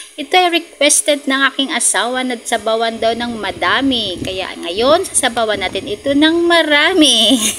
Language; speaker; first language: Filipino; non-native, local second language; Cebuano